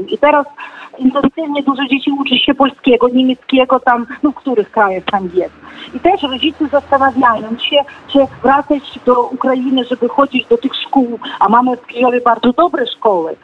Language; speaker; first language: Polish; non-native, fluent; Ukrainian